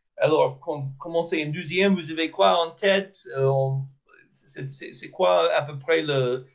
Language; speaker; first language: French; non-native, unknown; English